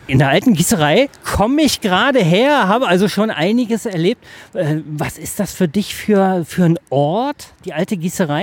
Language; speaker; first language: German; native; German